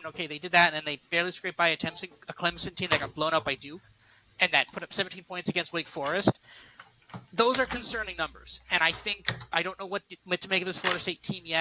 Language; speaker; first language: English; native; English